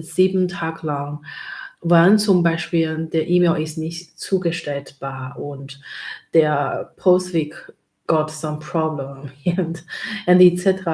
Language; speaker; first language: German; non-native, learner; Chinese